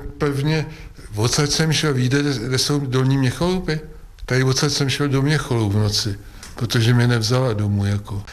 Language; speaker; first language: Czech; native; Czech